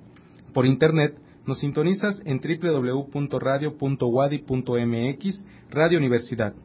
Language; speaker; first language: Spanish; native; Spanish